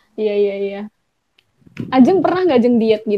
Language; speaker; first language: Indonesian; native; Indonesian